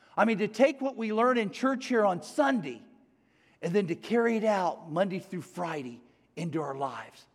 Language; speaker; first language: English; native; English